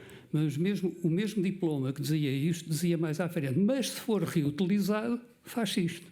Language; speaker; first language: Portuguese; native; Portuguese